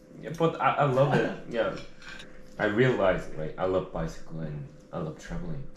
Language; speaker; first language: English; non-native, learner; Korean